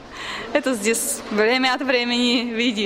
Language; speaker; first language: Russian; non-native, fluent; Czech